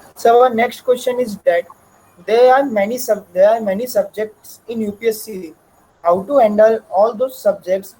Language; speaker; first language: English; non-native, local second language; Marathi